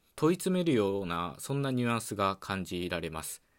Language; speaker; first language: Japanese; native; Japanese